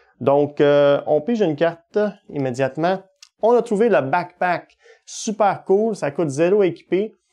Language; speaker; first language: French; native; French